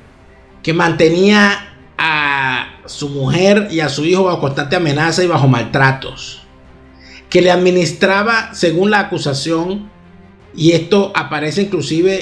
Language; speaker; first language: Spanish; native; Spanish